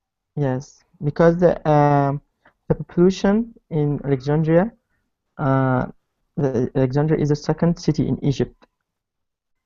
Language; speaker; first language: English; non-native, learner; Arabic